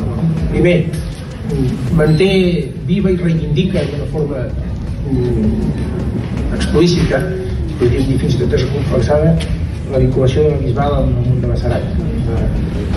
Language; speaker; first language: Catalan; native; Catalan